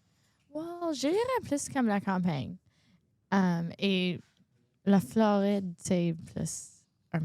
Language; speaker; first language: French; non-native, local second language; English